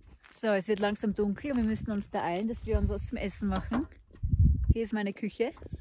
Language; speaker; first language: German; native; German